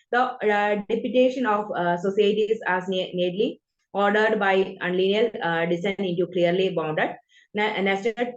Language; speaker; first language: English; non-native, local second language; Malayalam